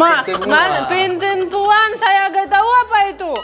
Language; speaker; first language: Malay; non-native, learner; Russian